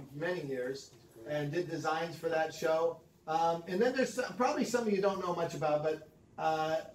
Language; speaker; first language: English; native; English